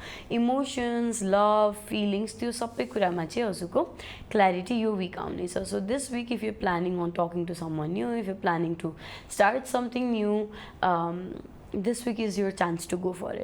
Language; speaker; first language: Nepali; native; Nepali